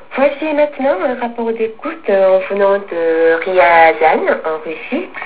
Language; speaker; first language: French; non-native, fluent; Korean